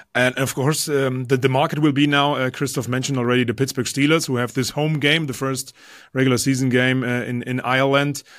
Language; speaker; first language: English; non-native, fluent; German